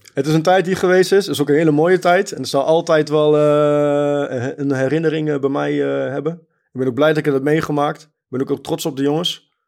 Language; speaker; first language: Dutch; early bilingual, other home language; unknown